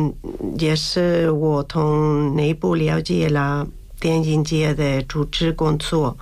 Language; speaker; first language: Chinese; non-native, fluent; Spanish